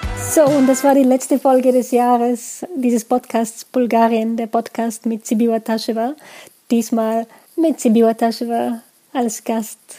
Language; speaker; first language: German; non-native, fluent; Bulgarian